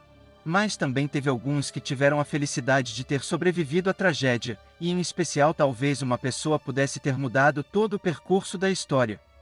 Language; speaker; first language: Portuguese; native; Portuguese